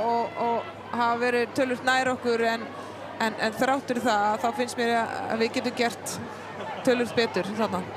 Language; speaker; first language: Icelandic; native; Icelandic